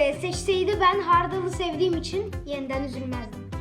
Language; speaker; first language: Turkish; early bilingual, heritage; Turkish